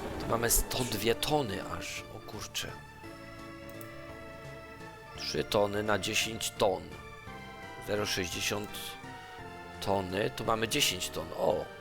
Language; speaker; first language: Polish; native; Polish